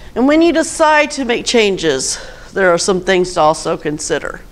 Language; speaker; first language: English; native; English